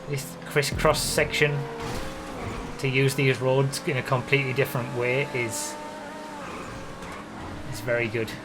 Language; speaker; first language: English; native; English